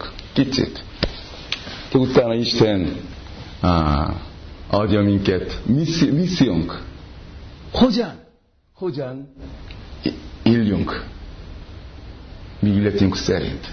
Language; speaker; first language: Hungarian; non-native, learner; Korean